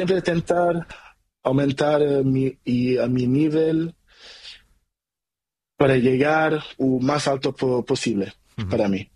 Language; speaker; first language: Spanish; non-native, learner; Portuguese